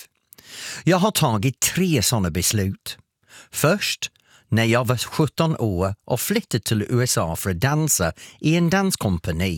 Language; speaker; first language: Swedish; non-native, fluent; English